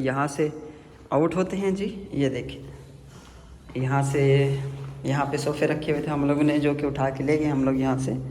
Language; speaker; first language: Urdu; non-native, local second language; Punjabi